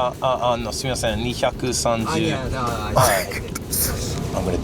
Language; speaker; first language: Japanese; non-native, learner; English